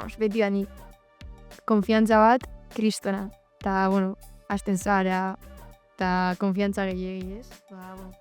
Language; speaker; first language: Basque; non-native, local second language; Spanish